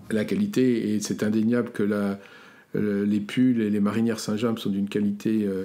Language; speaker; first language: French; native; French